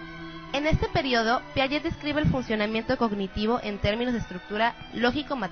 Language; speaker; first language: Spanish; native; Spanish